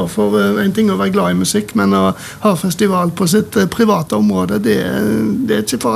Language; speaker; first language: Norwegian; native; Norwegian